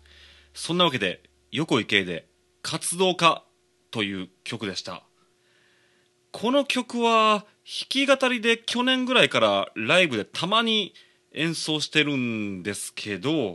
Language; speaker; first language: Japanese; native; Japanese